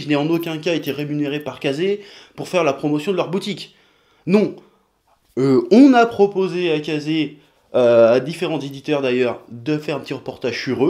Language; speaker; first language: French; native; French